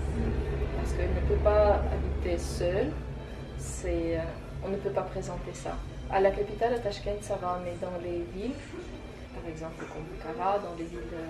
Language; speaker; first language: French; non-native, fluent; Tajik